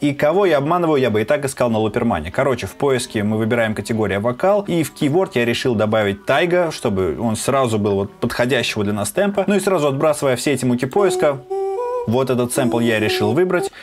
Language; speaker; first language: Russian; native; Russian